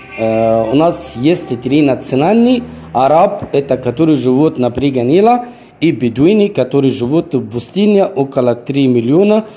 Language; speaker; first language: Russian; non-native, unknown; Arabic